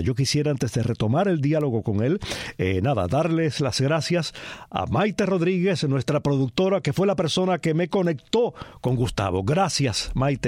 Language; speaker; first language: Spanish; native; Spanish